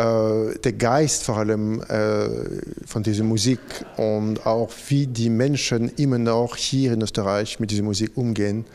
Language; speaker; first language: German; non-native, fluent; French